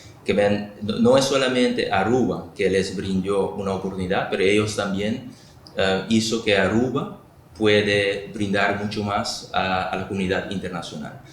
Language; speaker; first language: Spanish; non-native, local second language; Papiamento